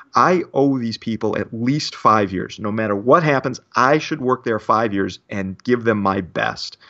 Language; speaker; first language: English; native; English